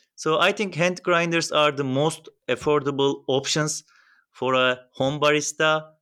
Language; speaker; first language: English; non-native, fluent; Turkish